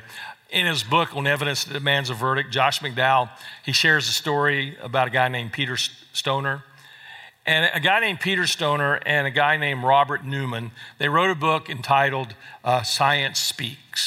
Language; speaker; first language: English; native; English